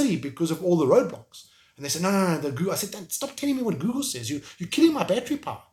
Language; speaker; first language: English; native; English